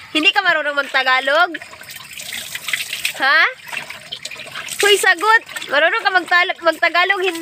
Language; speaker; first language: Filipino; non-native, local second language; Cebuano